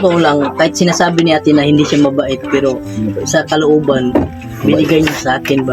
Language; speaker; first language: Filipino; non-native, local second language; Cebuano